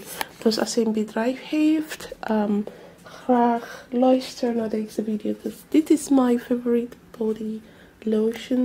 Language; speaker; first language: Dutch; non-native, learner; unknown